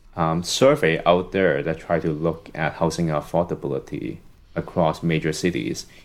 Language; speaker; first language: English; non-native, local second language; Cantonese